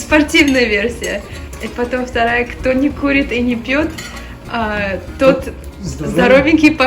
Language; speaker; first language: Russian; early bilingual, heritage; Russian